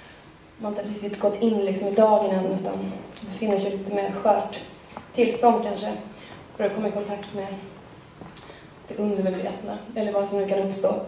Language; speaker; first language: Swedish; native; Swedish